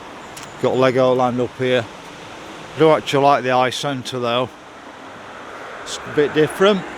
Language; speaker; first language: English; native; English